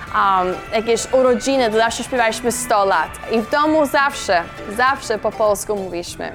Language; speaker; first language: Polish; early bilingual, heritage; Polish